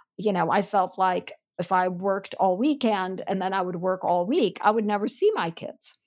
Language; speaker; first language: English; non-native, fluent; Armenian